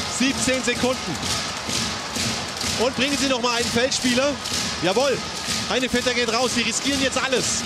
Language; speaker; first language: German; native; German